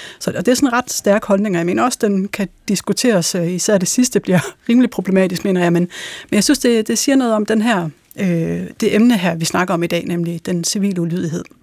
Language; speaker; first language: Danish; native; Danish